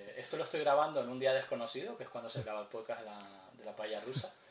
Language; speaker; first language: Spanish; native; Spanish